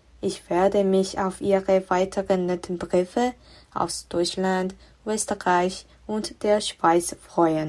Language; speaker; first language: German; non-native, fluent; Korean